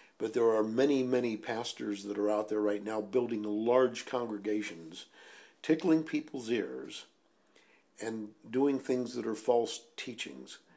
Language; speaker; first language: English; native; English